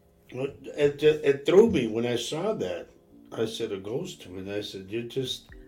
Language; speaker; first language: English; native; English